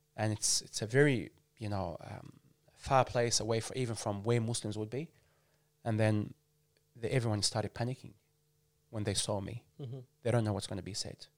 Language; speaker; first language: English; non-native, fluent; Arabic